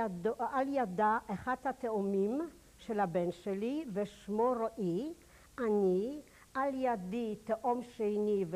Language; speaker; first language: Hebrew; non-native, fluent; Polish